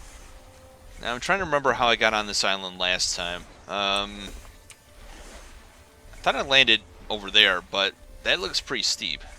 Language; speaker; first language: English; native; English